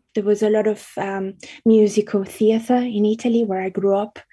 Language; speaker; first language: English; early bilingual, other home language; Italian